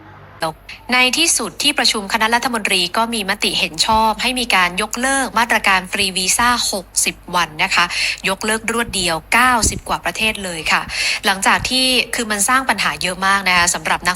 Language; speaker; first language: Thai; native; Thai